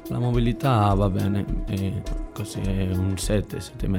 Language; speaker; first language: Italian; non-native, learner; Spanish